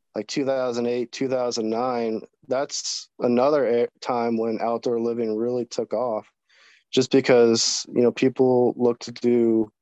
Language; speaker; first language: English; native; English